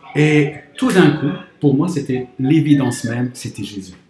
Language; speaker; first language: French; non-native, local second language; Arabic